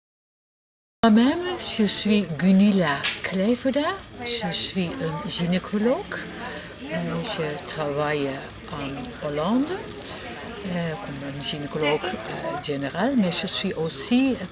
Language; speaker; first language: French; non-native, learner; Dutch